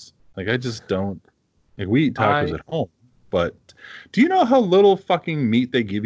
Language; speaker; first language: English; native; English